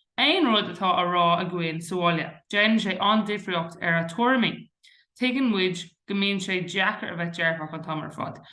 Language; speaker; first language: Irish; non-native, local second language; English